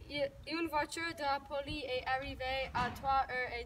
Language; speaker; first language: French; non-native, learner; English